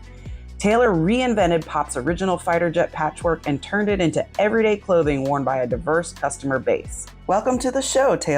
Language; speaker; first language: English; native; English